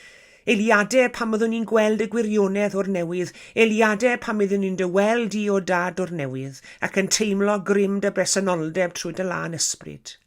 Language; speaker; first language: Welsh; native; Welsh